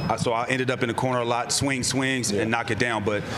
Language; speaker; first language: English; native; English